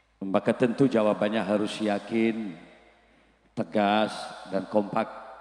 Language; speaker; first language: Indonesian; non-native, local second language; Madurese